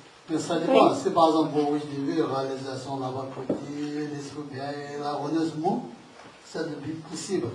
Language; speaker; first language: French; non-native, learner; Tibetan